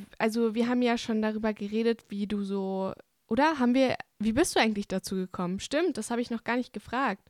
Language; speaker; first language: German; native; German